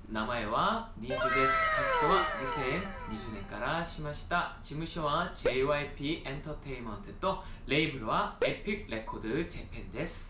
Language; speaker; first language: Japanese; non-native, learner; Korean